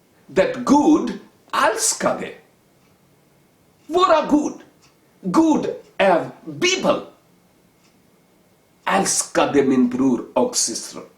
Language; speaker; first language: Swedish; non-native, learner; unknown